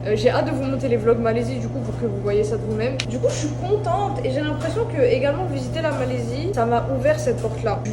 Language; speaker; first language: French; native; French